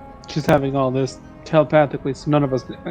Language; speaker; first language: English; native; English